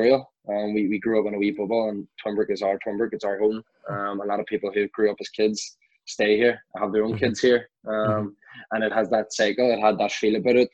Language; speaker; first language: English; native; English